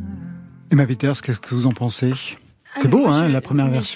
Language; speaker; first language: French; native; French